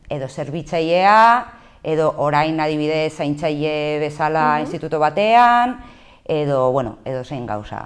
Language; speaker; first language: Basque; non-native, local second language; Spanish